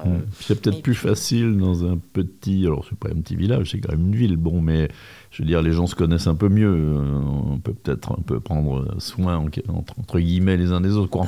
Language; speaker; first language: French; native; French